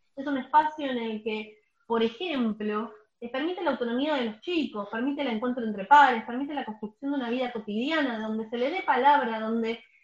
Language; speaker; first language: Spanish; native; Spanish